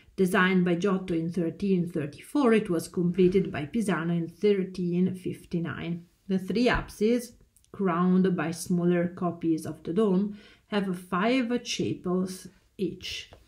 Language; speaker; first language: English; non-native, fluent; Italian